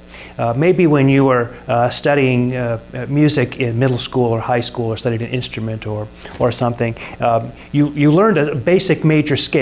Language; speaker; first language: English; native; English